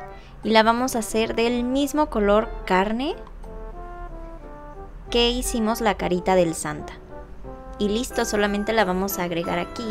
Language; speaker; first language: Spanish; native; Spanish